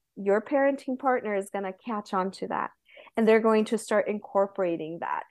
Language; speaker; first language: English; early bilingual, other home language; Spanish